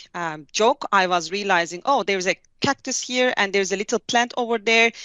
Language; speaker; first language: English; non-native, fluent; Turkish